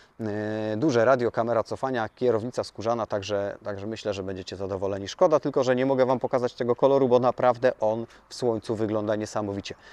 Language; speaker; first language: Polish; native; Polish